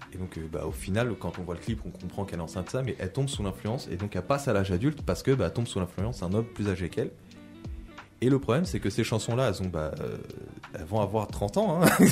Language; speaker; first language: French; native; French